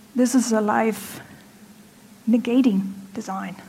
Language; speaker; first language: English; non-native, fluent; German